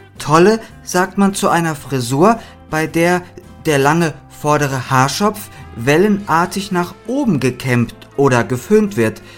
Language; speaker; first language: German; native; German